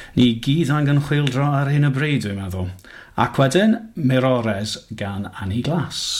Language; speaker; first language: Welsh; non-native, fluent; English